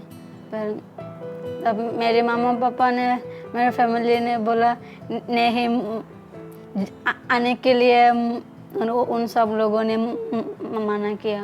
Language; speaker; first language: Hindi; non-native, learner; Bangla